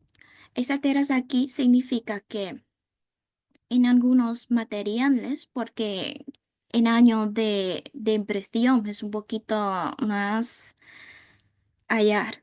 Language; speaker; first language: Spanish; non-native, fluent; Vietnamese